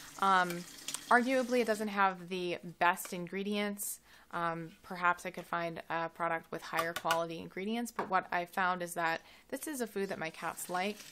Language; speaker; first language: English; native; English